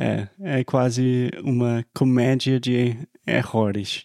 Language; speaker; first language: Portuguese; non-native, fluent; English